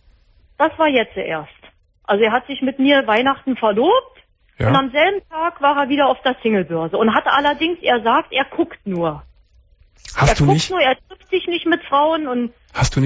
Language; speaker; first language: German; native; German